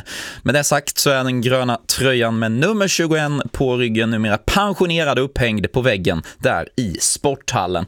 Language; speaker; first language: Swedish; native; Swedish